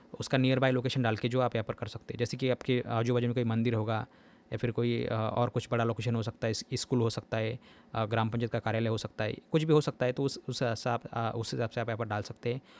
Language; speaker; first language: Hindi; non-native, local second language; Marathi